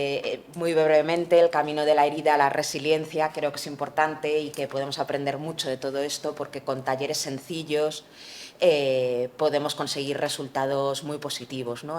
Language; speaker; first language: Spanish; native; Spanish